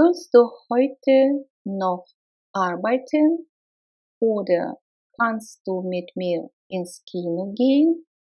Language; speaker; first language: German; non-native, fluent; Russian